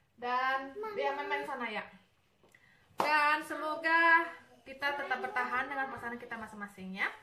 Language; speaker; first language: Indonesian; native; Indonesian